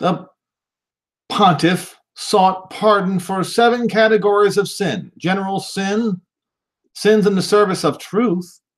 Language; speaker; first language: English; native; English